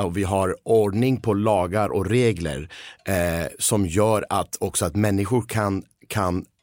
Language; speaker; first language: Swedish; early bilingual, other home language; Persian